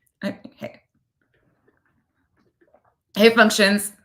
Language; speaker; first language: English; native; English